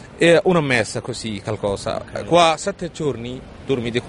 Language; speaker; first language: Italian; non-native, learner; Somali